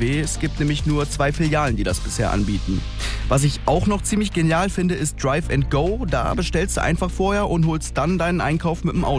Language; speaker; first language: German; native; German